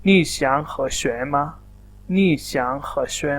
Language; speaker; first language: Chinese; non-native, fluent; Urdu